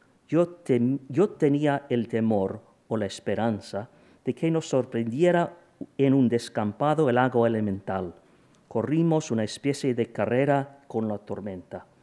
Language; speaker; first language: Spanish; non-native, fluent; English